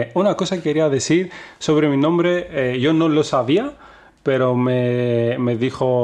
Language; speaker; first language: Spanish; non-native, fluent; Greek